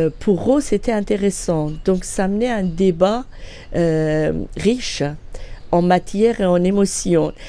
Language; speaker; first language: French; non-native, fluent; Persian